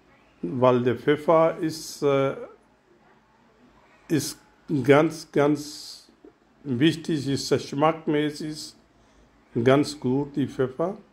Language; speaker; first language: German; non-native, learner; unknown